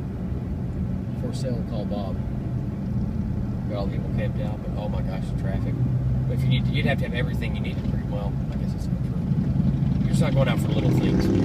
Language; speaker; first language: English; native; English